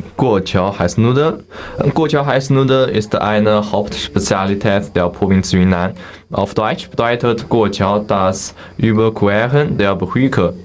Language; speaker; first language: German; non-native, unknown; Chinese